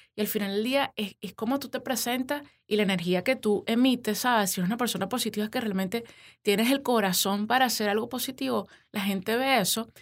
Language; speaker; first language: Spanish; native; Spanish